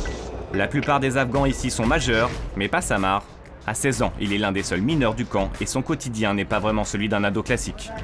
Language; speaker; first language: French; native; French